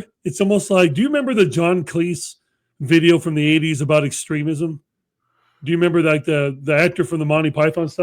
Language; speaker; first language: English; native; English